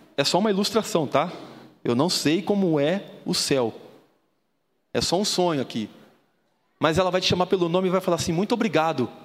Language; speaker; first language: Portuguese; native; Portuguese